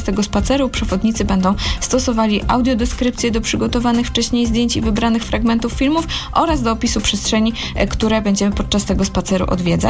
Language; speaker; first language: Polish; native; Polish